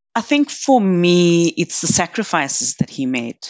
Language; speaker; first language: English; native; English